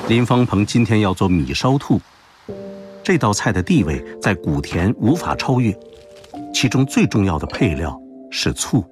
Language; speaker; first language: Chinese; native; Chinese